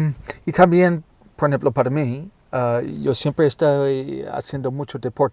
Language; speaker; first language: Spanish; non-native, learner; English